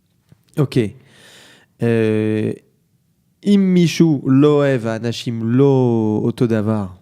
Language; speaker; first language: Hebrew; non-native, learner; French